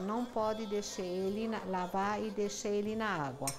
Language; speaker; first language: Portuguese; non-native, fluent; Arabic